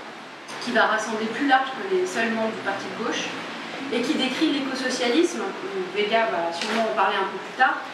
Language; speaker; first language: French; native; French